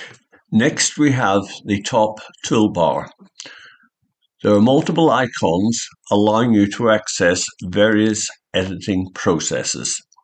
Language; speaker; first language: English; native; English